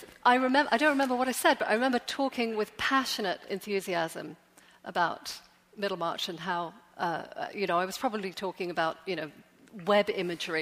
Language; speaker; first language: English; native; English